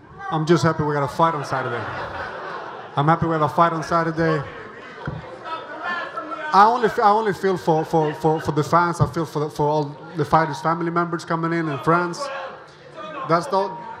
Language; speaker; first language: English; non-native, fluent; Swedish